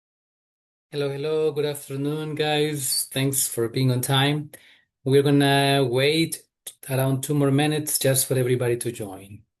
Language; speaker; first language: English; non-native, fluent; Spanish